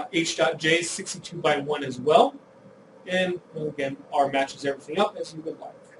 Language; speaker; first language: English; native; English